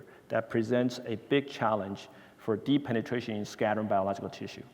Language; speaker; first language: English; non-native, fluent; Chinese